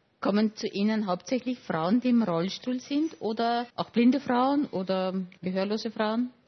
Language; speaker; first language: German; native; German